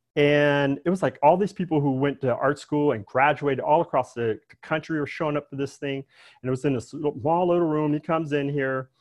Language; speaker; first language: English; native; English